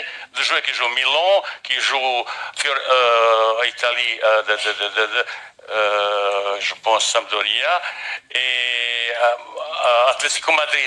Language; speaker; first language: French; non-native, fluent; Bosnian